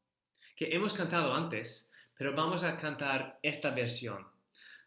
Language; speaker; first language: Spanish; non-native, fluent; English